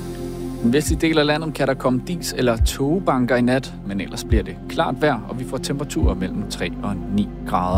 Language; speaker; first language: Danish; native; Danish